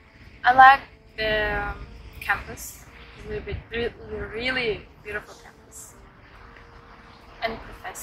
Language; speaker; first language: English; non-native, learner; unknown